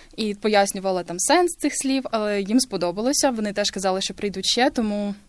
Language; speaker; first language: Ukrainian; native; Ukrainian